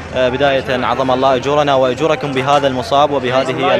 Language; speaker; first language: Arabic; native; Arabic